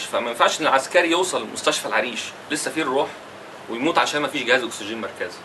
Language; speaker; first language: Arabic; native; Arabic